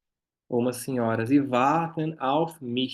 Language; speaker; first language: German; non-native, fluent; Portuguese